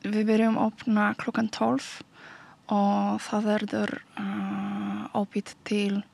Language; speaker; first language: Icelandic; non-native, learner; Polish